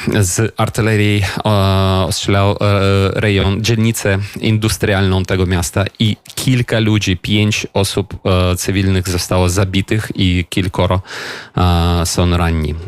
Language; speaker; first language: Polish; non-native, fluent; Ukrainian